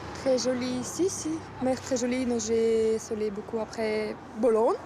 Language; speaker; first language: French; non-native, learner; Russian